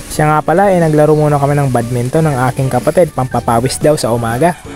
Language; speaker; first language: Filipino; non-native, local second language; Bikol